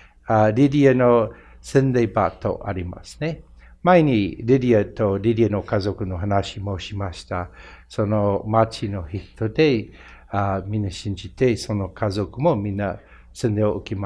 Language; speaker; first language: Japanese; non-native, fluent; English